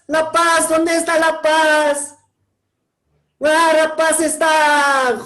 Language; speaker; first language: Spanish; non-native, learner; Korean